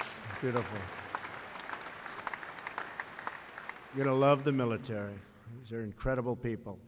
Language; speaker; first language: English; native; English